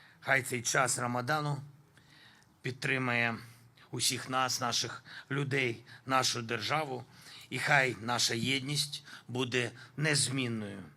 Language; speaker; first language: Ukrainian; non-native, local second language; Russian